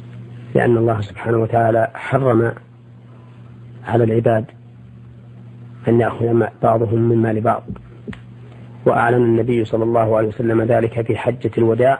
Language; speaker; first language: Arabic; native; Arabic